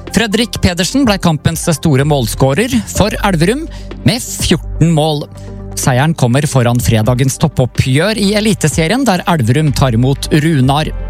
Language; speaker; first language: Norwegian; native; Norwegian